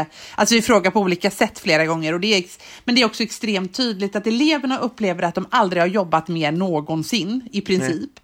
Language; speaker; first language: Swedish; native; Swedish